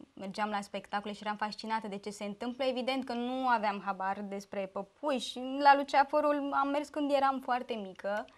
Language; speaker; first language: Romanian; native; Romanian